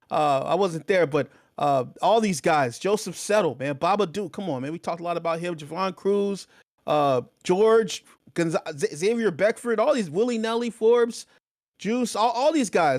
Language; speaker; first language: English; native; English